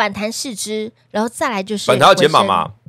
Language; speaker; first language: Chinese; native; Chinese